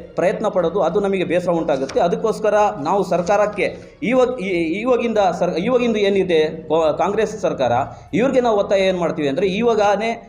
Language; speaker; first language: Kannada; non-native, local second language; Urdu